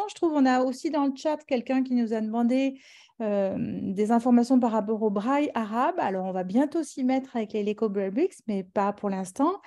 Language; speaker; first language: French; native; French